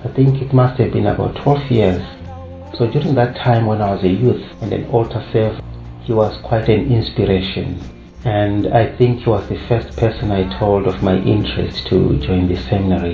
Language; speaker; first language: English; non-native, local second language; Shona